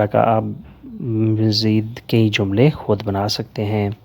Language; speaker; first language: Urdu; native; Urdu